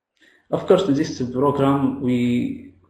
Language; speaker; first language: English; non-native, fluent; Arabic